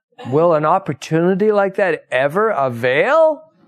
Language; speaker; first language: English; native; English